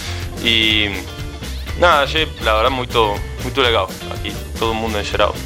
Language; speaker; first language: Portuguese; non-native, fluent; Spanish